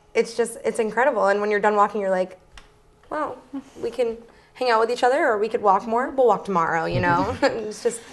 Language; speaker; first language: English; native; English